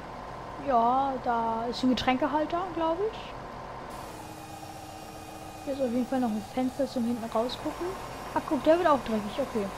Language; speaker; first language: German; native; German